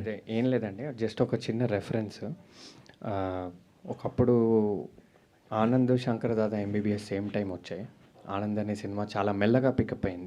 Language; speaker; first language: Telugu; native; Telugu